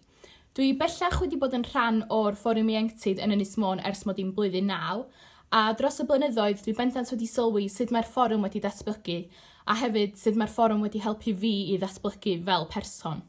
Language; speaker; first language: Welsh; native; Welsh